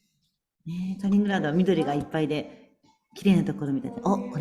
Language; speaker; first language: Japanese; native; Japanese